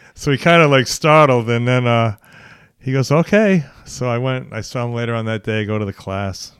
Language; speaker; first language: English; native; English